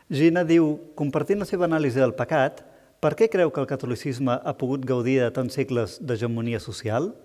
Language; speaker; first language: Catalan; native; Catalan